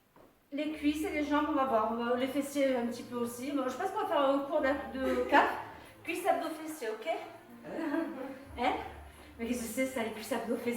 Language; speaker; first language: French; native; French